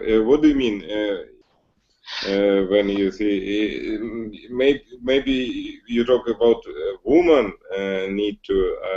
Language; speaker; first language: English; non-native, learner; Russian